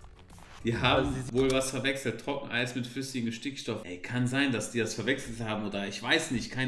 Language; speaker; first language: German; native; German